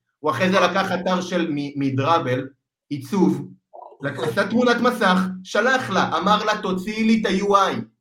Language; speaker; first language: Hebrew; native; Hebrew